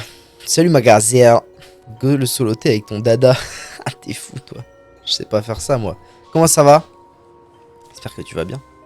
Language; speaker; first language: French; native; French